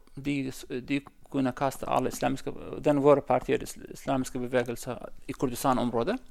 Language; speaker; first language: Norwegian; non-native, learner; Central Kurdish